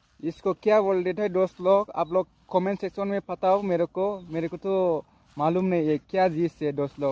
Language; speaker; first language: Hindi; non-native, local second language; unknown